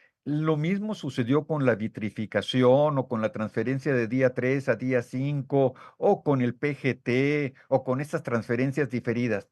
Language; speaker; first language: Spanish; native; Spanish